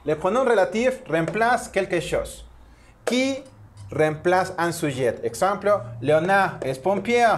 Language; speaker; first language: French; non-native, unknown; Spanish